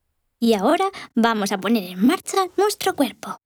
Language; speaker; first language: Spanish; native; Spanish